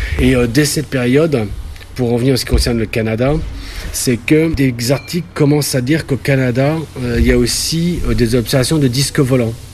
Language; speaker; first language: French; native; French